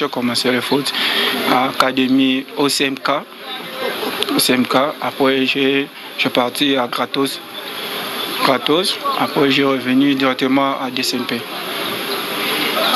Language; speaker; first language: French; non-native, fluent; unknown